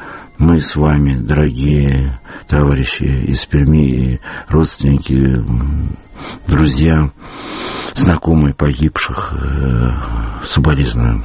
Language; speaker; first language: Russian; native; Russian